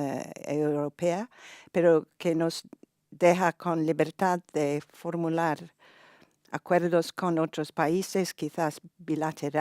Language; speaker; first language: Spanish; non-native, fluent; English